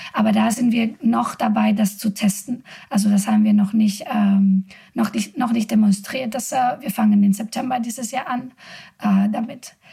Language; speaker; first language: German; non-native, fluent; Spanish